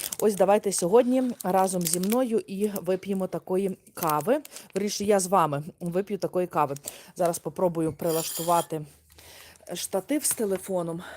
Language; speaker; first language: Ukrainian; native; Ukrainian